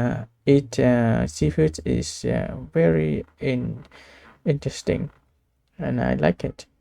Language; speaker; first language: English; non-native, learner; Vietnamese